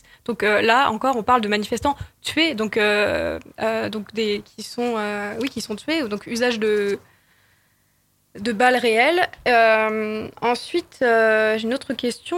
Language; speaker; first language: French; native; French